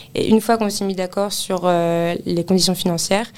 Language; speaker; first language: French; native; French